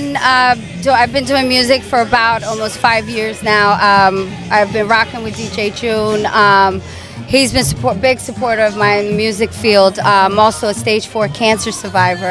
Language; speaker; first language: English; native; English